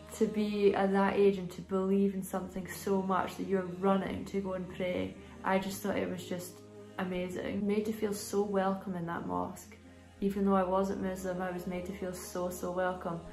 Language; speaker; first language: English; native; English